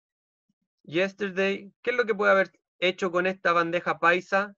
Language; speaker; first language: Spanish; native; Spanish